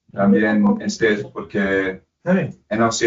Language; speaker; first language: Spanish; non-native, fluent; English